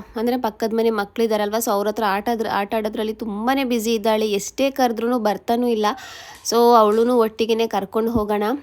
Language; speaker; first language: Kannada; non-native, local second language; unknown